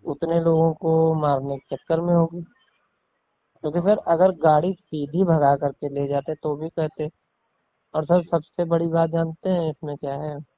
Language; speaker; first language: Hindi; native; Hindi